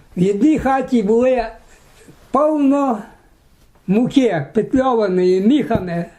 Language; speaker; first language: Ukrainian; native; Ukrainian